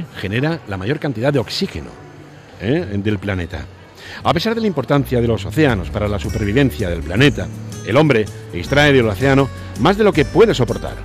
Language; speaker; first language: Spanish; native; Spanish